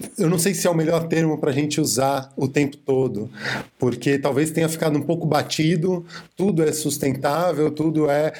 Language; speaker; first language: Portuguese; native; Portuguese